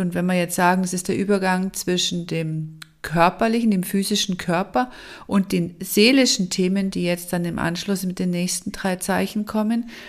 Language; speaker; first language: German; native; German